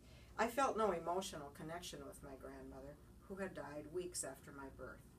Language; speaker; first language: English; native; English